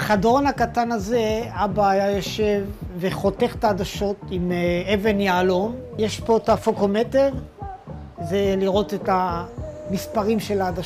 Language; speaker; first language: Hebrew; native; Hebrew